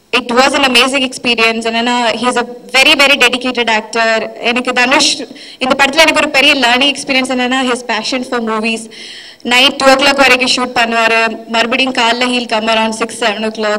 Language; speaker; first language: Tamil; non-native, fluent; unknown